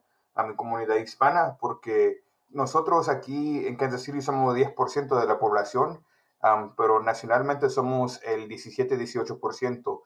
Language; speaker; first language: Spanish; early bilingual, heritage; Spanish